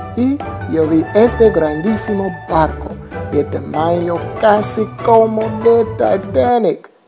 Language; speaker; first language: Spanish; non-native, learner; English